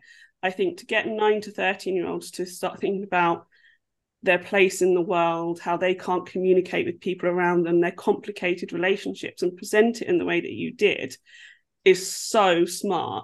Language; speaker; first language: English; native; English